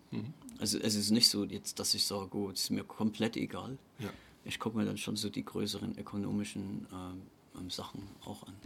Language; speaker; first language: German; native; German